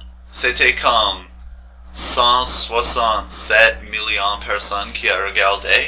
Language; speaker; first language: French; non-native, learner; English